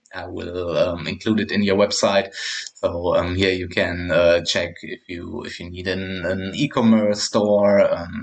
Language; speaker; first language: English; non-native, fluent; German